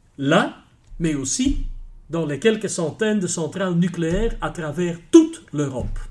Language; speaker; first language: French; non-native, local second language; Dutch